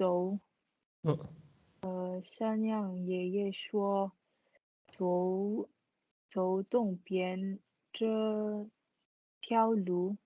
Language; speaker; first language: Chinese; non-native, learner; Tibetan